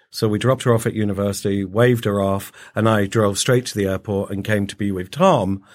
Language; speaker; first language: English; native; English